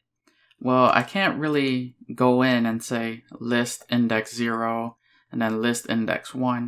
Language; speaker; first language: English; native; English